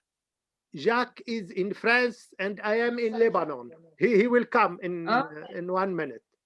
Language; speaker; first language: English; non-native, fluent; Arabic